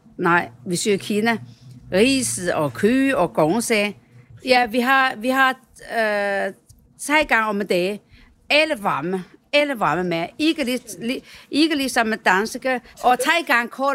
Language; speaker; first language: Danish; non-native, learner; Chinese